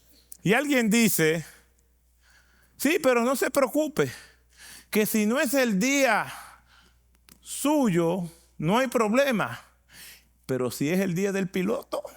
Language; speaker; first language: Spanish; native; Spanish